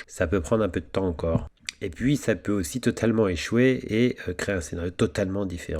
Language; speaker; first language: French; native; French